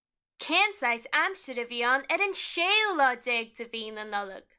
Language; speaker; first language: Irish; non-native, local second language; English